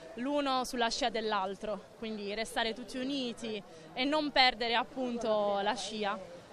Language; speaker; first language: Italian; native; Italian